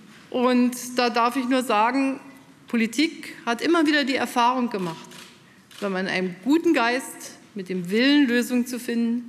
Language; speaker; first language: German; native; German